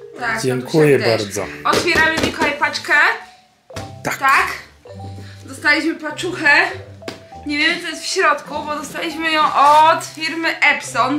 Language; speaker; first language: Polish; native; Polish